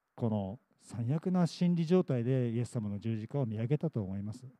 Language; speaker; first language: Japanese; native; Japanese